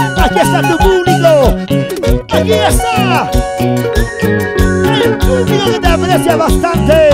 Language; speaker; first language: Spanish; native; Spanish